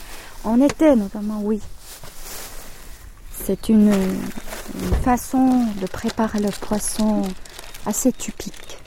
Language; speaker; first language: French; non-native, fluent; Finnish